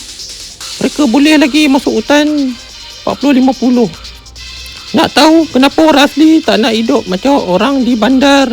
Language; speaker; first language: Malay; non-native, local second language; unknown